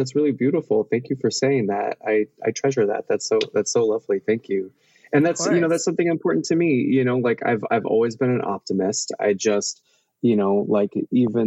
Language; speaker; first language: English; native; English